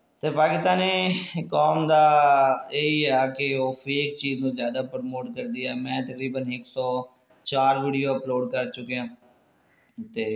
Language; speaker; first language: Urdu; non-native, local second language; Punjabi